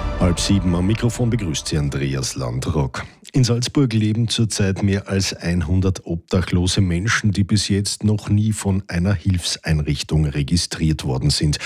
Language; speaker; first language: German; native; German